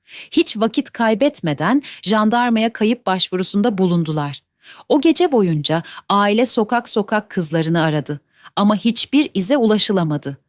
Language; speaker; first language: Turkish; native; Turkish